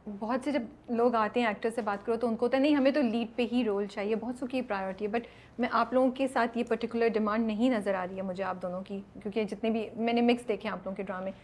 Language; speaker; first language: Urdu; native; Urdu